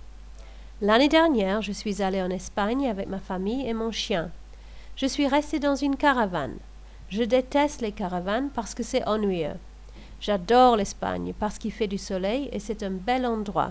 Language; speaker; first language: French; non-native, learner; English